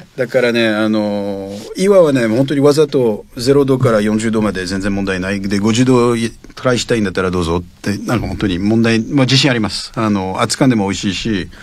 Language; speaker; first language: Japanese; non-native, fluent; French